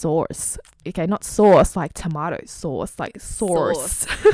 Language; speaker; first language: English; native; English